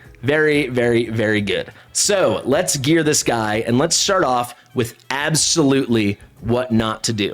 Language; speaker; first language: English; native; English